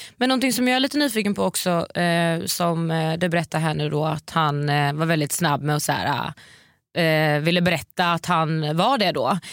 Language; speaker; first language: Swedish; native; Swedish